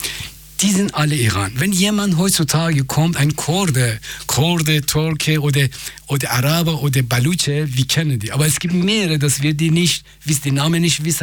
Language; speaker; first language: German; non-native, fluent; Persian